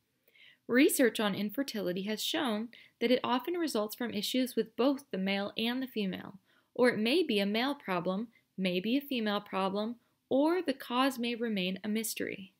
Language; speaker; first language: English; native; English